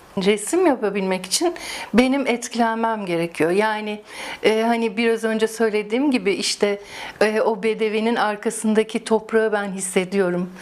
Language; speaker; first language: Turkish; early bilingual, heritage; Turkish